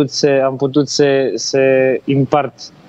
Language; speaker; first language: Romanian; non-native, fluent; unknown